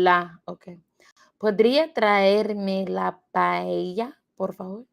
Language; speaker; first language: Spanish; non-native, learner; English